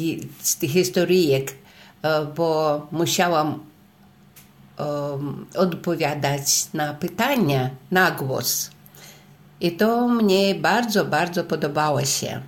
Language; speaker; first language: Polish; non-native, learner; Russian